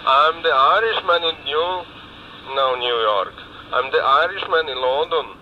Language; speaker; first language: English; non-native, learner; Polish